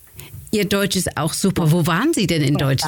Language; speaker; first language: German; native; German